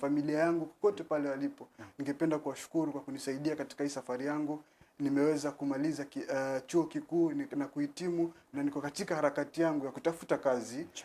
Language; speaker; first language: Swahili; native; Swahili